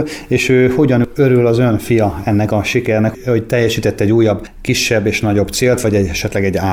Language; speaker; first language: Hungarian; native; Hungarian